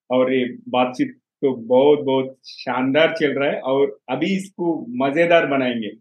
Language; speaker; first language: Hindi; non-native, local second language; Telugu